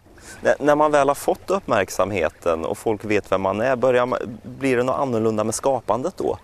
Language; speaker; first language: Swedish; native; Swedish